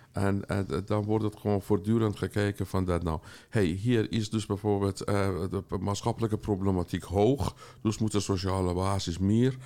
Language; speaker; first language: Dutch; non-native, fluent; Persian